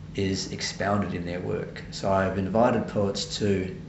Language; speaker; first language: English; native; English